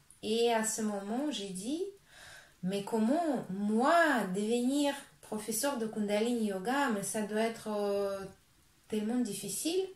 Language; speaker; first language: French; non-native, fluent; Russian